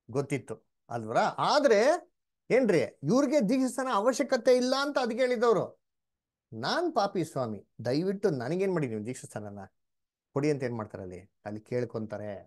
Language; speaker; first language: Kannada; native; Kannada